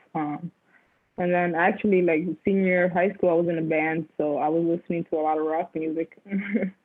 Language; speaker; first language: English; native; English